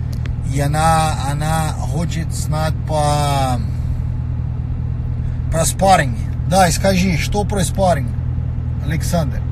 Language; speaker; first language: Russian; non-native, learner; Portuguese